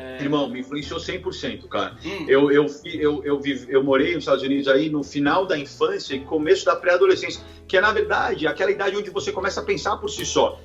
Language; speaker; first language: Portuguese; native; Portuguese